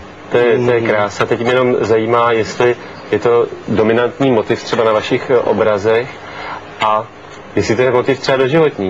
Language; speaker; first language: Czech; native; Czech